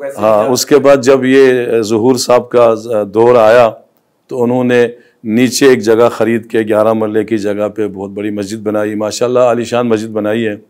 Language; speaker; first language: Urdu; non-native, local second language; Balti